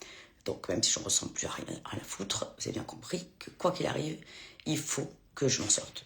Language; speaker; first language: French; native; French